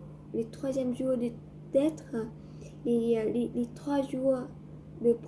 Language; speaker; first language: French; non-native, learner; Vietnamese